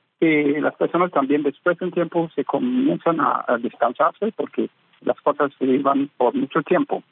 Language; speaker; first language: Spanish; non-native, fluent; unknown